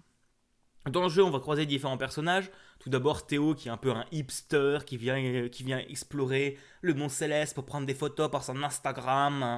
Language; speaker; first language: French; native; French